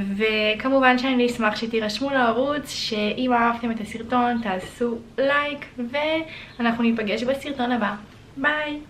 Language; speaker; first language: Hebrew; early bilingual, other home language; Russian